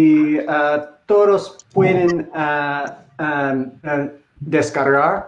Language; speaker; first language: Spanish; non-native, learner; English